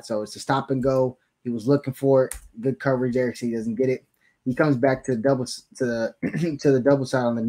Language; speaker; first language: English; native; English